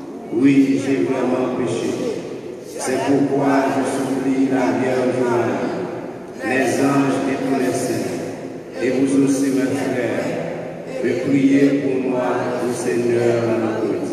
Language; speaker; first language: French; non-native, local second language; Haitian Creole